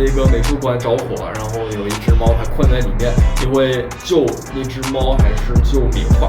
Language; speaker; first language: Chinese; non-native, fluent; English